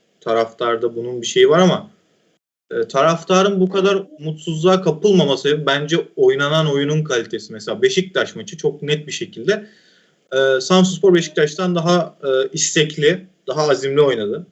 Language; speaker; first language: Turkish; native; Turkish